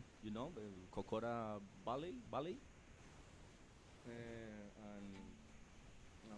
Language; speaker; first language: English; non-native, learner; Spanish